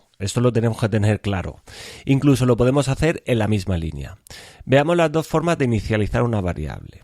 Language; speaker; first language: Spanish; native; Spanish